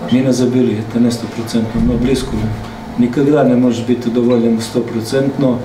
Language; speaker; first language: Russian; non-native, learner; Serbian